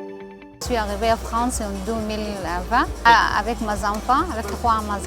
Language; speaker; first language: French; non-native, learner; Arabic